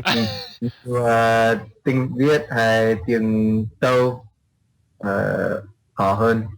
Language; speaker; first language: Vietnamese; non-native, learner; English